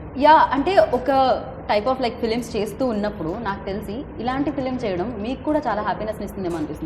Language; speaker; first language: Telugu; native; Telugu